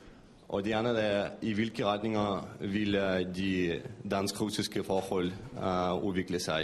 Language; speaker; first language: Danish; non-native, fluent; Russian